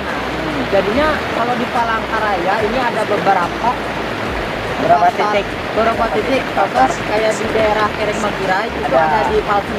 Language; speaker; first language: Indonesian; native; Indonesian